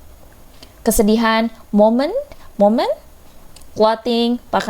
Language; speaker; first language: Indonesian; native; Indonesian